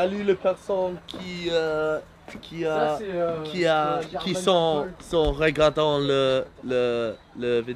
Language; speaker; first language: French; non-native, learner; Korean